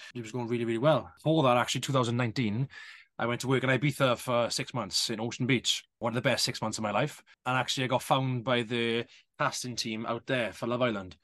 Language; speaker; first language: English; native; English